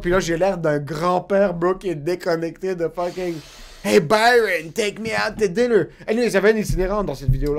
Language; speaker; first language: French; native; French